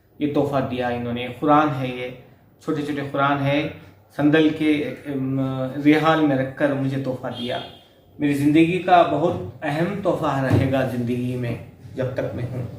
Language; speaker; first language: Urdu; native; Urdu